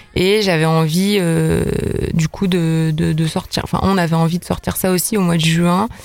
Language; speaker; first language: French; native; French